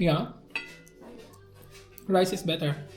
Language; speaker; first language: English; non-native, local second language; Filipino